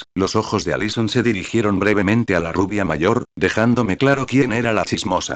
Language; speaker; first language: Spanish; native; Spanish